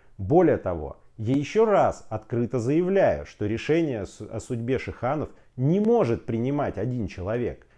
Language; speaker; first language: Russian; native; Russian